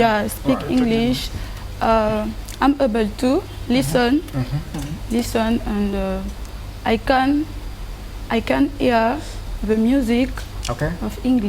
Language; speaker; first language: English; non-native, learner; French